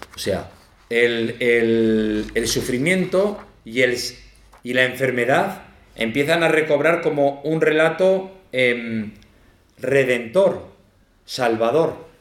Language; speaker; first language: Spanish; native; Spanish